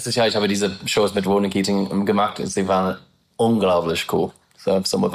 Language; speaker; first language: German; non-native, learner; English